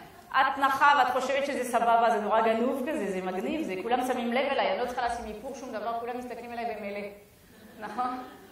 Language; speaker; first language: Hebrew; non-native, fluent; French